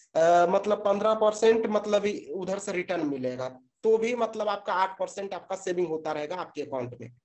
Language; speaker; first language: Hindi; native; Hindi